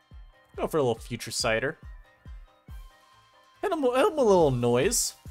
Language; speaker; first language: English; native; English